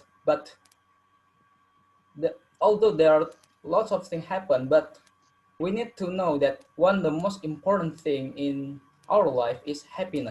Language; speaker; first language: English; non-native, learner; Indonesian